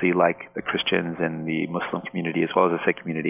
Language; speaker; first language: English; non-native, fluent; Punjabi